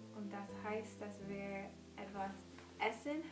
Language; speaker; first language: German; non-native, learner; English